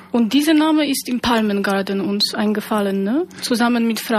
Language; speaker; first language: German; non-native, fluent; Polish